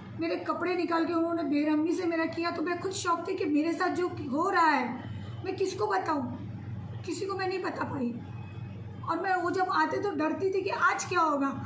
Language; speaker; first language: Hindi; native; Hindi